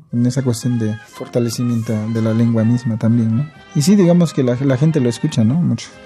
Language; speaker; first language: Spanish; non-native, local second language; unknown